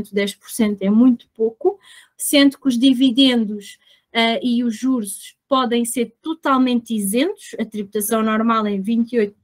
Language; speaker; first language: Portuguese; native; Portuguese